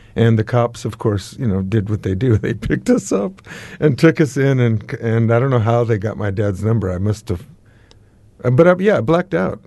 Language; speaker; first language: English; native; English